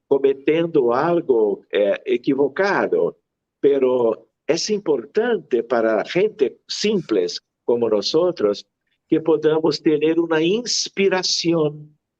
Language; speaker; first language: Spanish; non-native, fluent; Portuguese